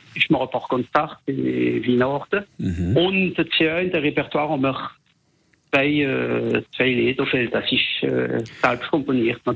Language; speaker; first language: German; non-native, local second language; French